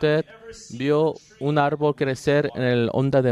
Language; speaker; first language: Spanish; non-native, learner; Korean